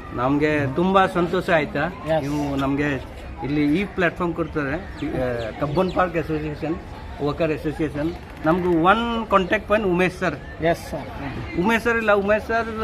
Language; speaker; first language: Kannada; non-native, learner; Chakma